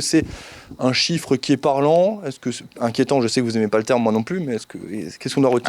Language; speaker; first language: French; native; French